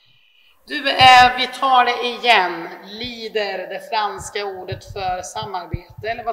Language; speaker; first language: Swedish; native; Swedish